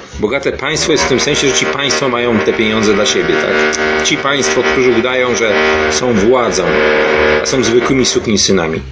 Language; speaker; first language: Polish; native; Polish